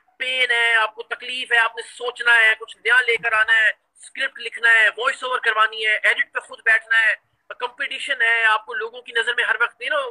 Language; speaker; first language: Urdu; native; Urdu